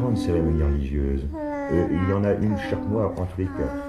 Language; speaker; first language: French; native; French